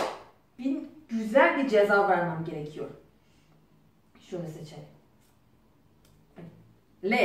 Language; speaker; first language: Turkish; non-native, learner; Azerbaijani